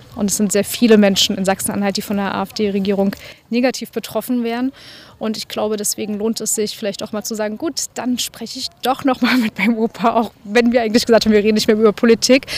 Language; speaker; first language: German; native; German